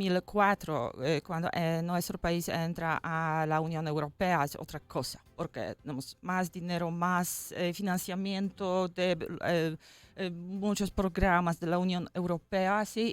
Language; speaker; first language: Spanish; non-native, fluent; Polish